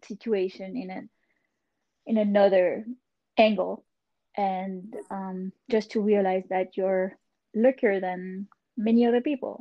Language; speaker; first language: English; non-native, fluent; French